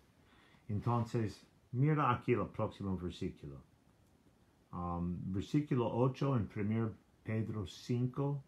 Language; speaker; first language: Spanish; non-native, learner; English